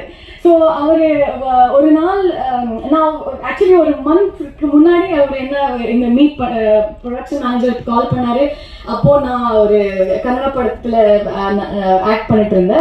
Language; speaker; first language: Tamil; non-native, learner; Kannada